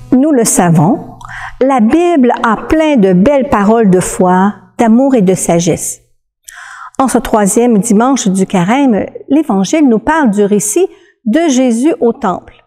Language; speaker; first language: French; native; French